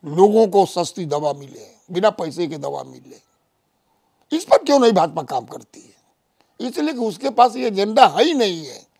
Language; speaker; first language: Hindi; native; Hindi